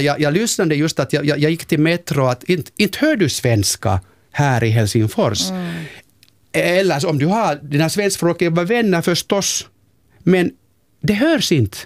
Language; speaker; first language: Swedish; non-native, local second language; Finnish